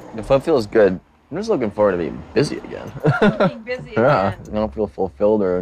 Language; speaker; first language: English; native; English